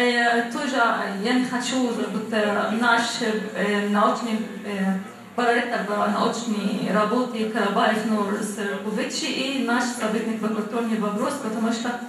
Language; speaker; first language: Russian; non-native, learner; Arabic